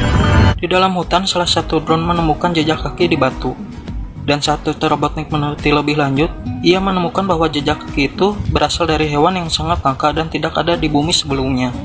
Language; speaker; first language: Indonesian; native; Indonesian